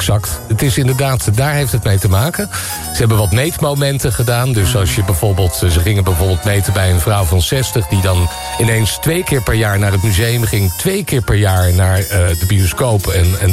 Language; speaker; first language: Dutch; native; Dutch